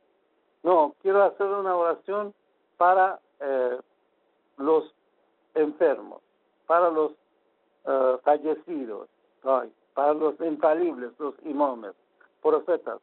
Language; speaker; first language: Spanish; non-native, fluent; Persian